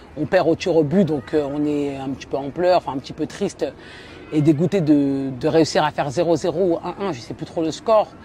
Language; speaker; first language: French; native; French